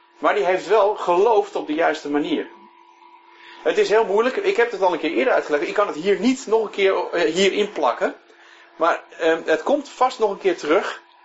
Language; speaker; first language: Dutch; native; Dutch